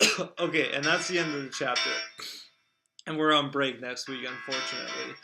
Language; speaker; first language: English; native; English